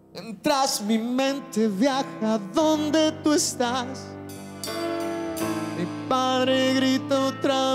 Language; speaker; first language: Spanish; native; Spanish